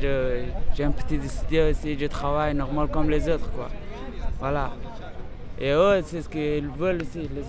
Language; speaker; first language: French; non-native, fluent; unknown